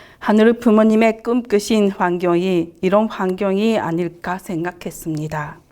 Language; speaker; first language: Korean; non-native, fluent; Japanese